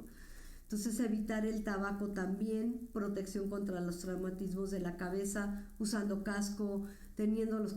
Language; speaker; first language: Spanish; native; Spanish